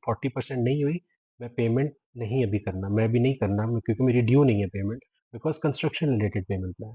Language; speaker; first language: Hindi; non-native, local second language; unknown